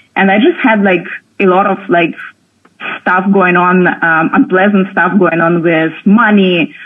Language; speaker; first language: English; non-native, fluent; Russian